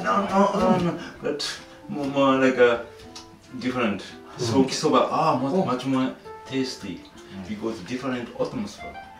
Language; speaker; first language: English; non-native, learner; Japanese